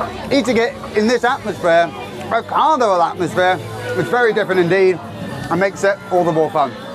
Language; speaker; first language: English; native; English